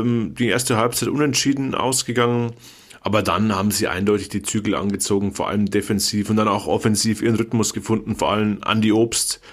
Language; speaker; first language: German; native; German